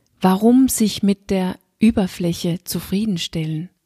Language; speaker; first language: German; non-native, fluent; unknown